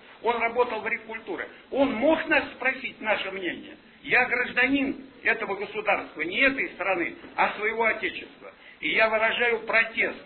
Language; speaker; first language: Russian; native; Russian